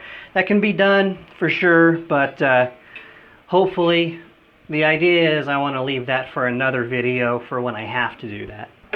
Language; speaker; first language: English; native; English